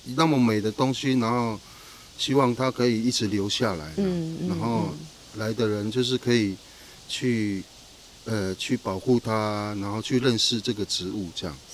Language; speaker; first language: Chinese; native; Chinese